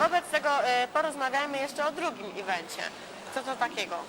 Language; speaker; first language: Polish; native; Polish